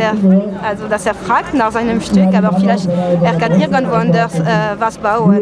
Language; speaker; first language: German; non-native, fluent; French